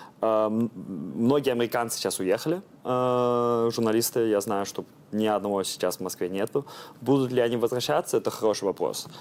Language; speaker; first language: Russian; early bilingual, heritage; Russian